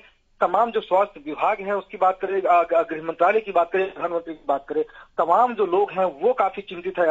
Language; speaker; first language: Hindi; native; Hindi